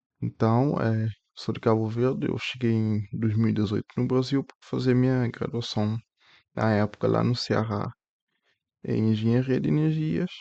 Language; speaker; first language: Portuguese; non-native, local second language; Kabuverdianu